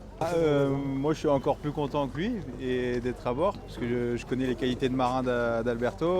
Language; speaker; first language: French; native; French